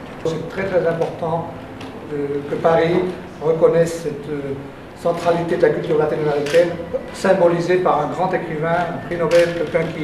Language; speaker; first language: French; non-native, fluent; Spanish